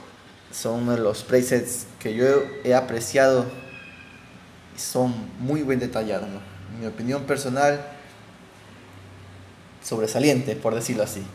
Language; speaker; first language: Spanish; native; Spanish